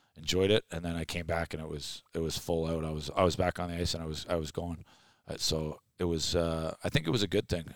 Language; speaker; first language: English; native; English